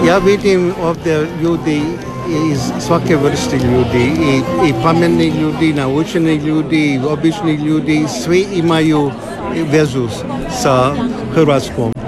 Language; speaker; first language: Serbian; early bilingual, heritage; English